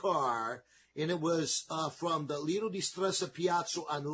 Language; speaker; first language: English; native; English